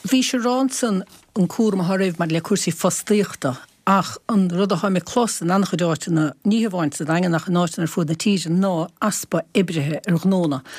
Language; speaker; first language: Irish; native; Irish